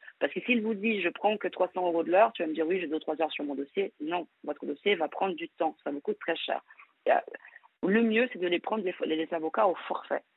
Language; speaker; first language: French; non-native, fluent; Portuguese